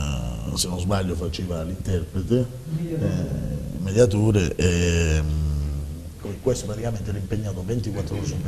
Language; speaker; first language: Italian; native; Italian